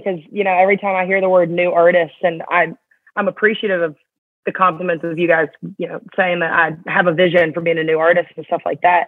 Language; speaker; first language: English; native; English